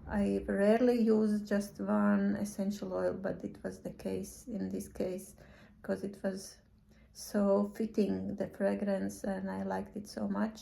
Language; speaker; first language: English; non-native, fluent; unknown